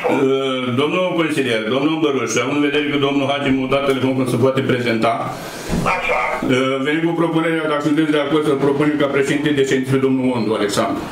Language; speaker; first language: Romanian; native; Romanian